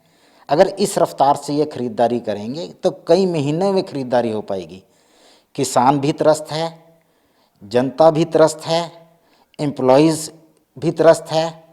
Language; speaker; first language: Hindi; native; Hindi